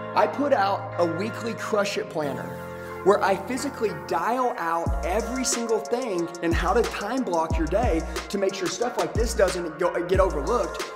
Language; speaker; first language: English; native; English